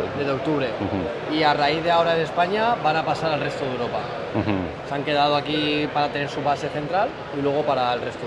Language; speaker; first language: Spanish; native; Spanish